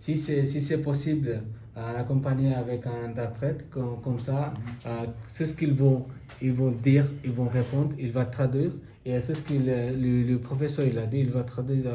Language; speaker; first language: French; non-native, learner; Bangla